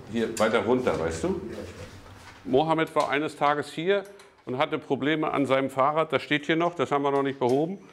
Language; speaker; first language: German; native; German